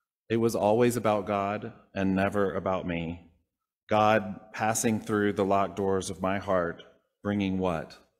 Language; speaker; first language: English; native; English